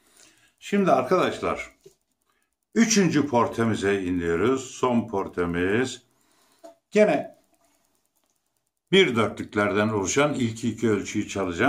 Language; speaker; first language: Turkish; native; Turkish